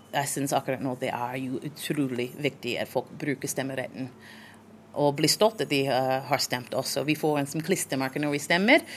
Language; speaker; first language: Norwegian; non-native, fluent; English